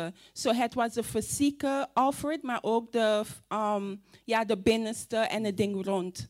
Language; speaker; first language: Dutch; non-native, fluent; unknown